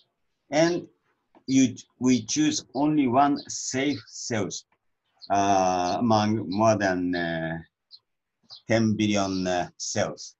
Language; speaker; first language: English; non-native, learner; Japanese